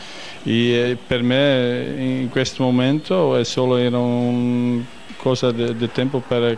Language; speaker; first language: Italian; non-native, learner; Dutch